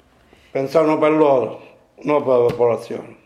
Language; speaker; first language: Italian; non-native, local second language; Sicilian